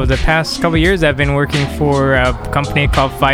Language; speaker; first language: English; native; English